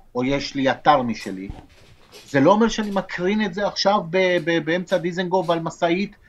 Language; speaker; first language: Hebrew; non-native, fluent; Spanish